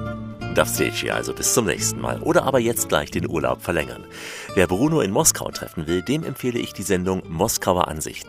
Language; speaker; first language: German; native; German